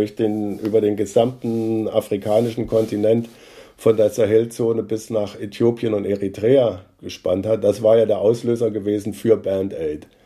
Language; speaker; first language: German; native; German